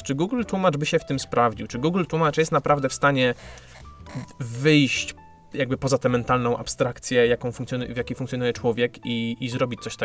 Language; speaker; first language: Polish; native; Polish